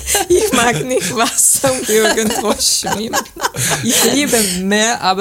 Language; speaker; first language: German; non-native, fluent; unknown